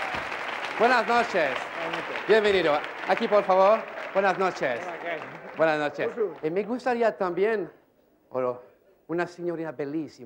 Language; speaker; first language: Spanish; non-native, learner; French